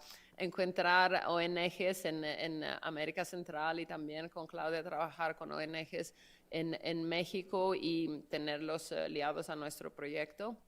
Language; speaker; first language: Spanish; non-native, fluent; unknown